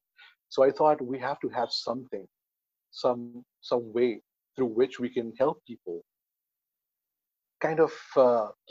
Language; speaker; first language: English; non-native, local second language; Hindi